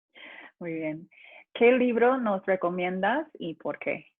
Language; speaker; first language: Spanish; non-native, fluent; English